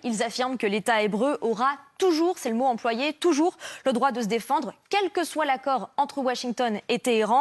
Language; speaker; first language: French; native; French